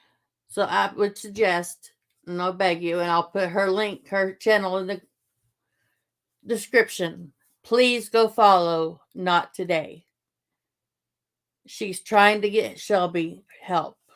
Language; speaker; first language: English; native; English